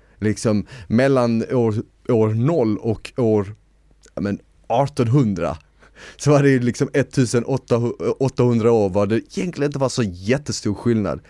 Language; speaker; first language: Swedish; early bilingual, other home language; Bosnian